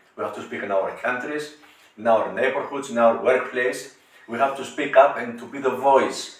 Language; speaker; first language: English; non-native, learner; Greek